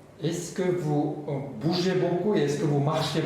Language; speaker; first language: French; non-native, learner; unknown